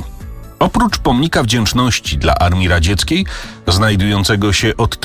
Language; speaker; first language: Polish; native; Polish